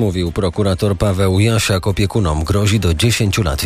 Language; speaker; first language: Polish; native; Polish